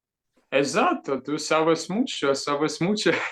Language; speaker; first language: Spanish; non-native, fluent; Ukrainian